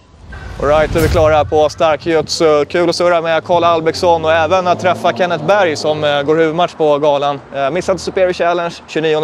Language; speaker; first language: Swedish; native; Swedish